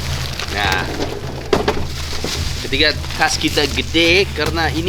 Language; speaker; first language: Indonesian; non-native, fluent; English